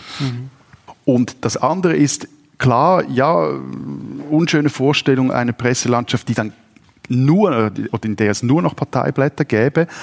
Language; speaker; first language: German; native; German